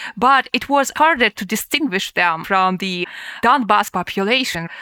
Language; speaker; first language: English; non-native, fluent; Russian